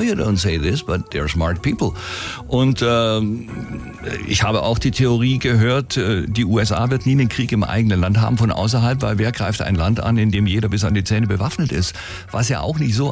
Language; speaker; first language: German; native; German